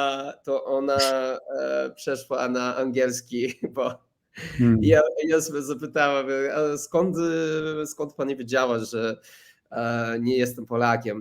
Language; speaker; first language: Polish; non-native, fluent; English